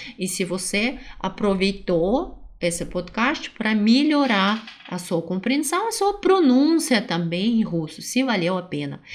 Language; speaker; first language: Portuguese; non-native, fluent; Russian